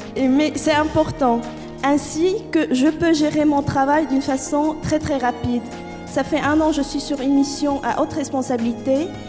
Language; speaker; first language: French; non-native, fluent; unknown